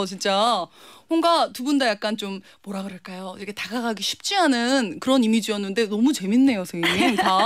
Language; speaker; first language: Korean; native; Korean